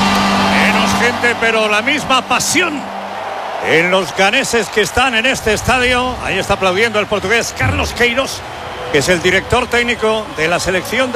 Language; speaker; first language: Spanish; native; Spanish